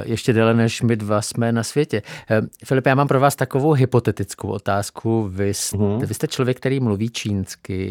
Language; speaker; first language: Czech; native; Czech